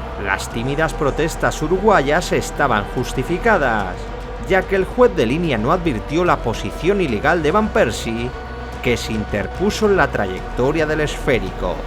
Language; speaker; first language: Spanish; native; Spanish